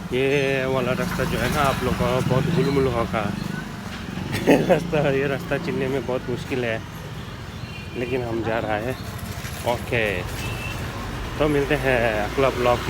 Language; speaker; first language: Hindi; non-native, local second language; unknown